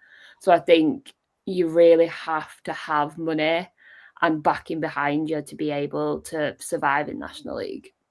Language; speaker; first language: English; native; English